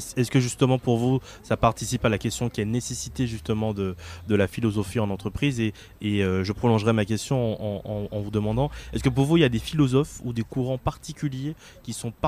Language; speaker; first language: French; native; French